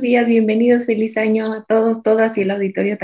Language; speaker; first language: Spanish; native; Spanish